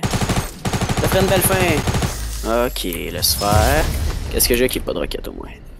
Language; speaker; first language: French; native; French